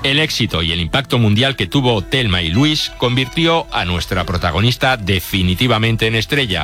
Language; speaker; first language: Spanish; native; Spanish